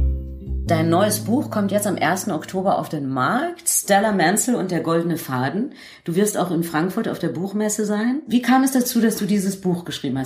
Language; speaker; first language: German; native; German